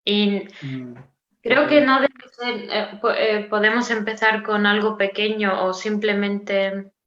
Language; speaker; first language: Spanish; non-native, learner; Romanian